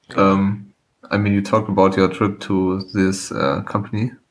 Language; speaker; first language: English; non-native, fluent; German